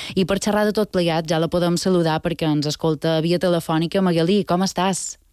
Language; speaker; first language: Catalan; native; Catalan